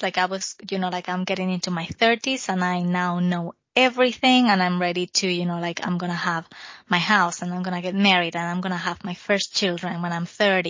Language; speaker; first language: English; non-native, fluent; Spanish